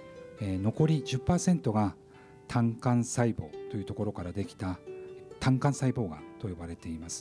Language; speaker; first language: Japanese; native; Japanese